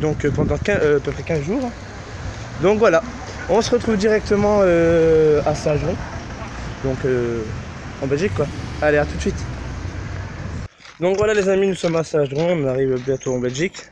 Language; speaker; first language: French; native; French